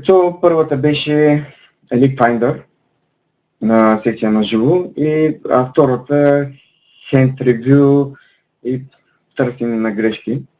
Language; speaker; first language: Bulgarian; native; Bulgarian